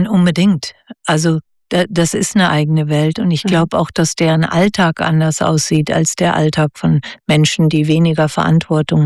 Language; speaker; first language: German; native; German